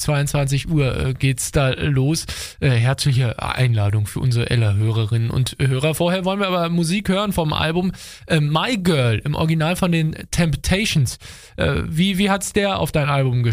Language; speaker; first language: German; native; German